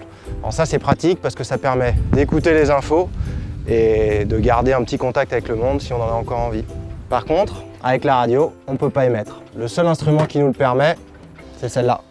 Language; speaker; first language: French; native; French